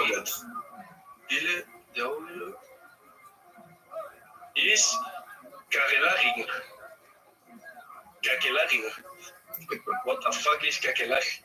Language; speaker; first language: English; non-native, learner; Spanish